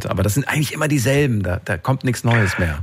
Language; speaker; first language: German; native; German